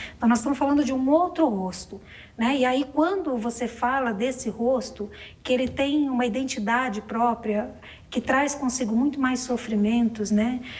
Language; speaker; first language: Portuguese; native; Portuguese